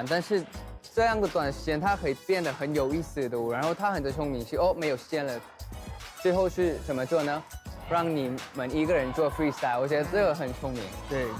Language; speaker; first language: Chinese; non-native, learner; Thai